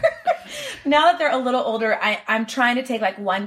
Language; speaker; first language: English; early bilingual, other home language; Norwegian